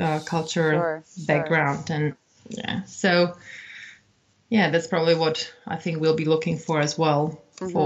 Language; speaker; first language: English; non-native, fluent; Czech